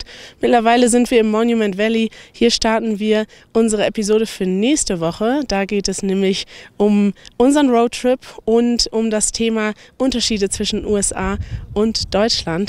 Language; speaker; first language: German; native; German